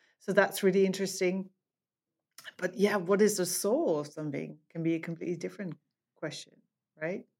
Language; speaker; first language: English; non-native, fluent; Dutch